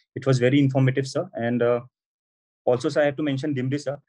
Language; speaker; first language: English; non-native, local second language; Assamese